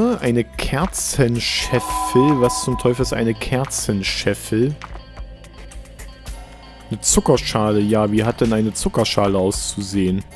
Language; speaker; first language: German; native; German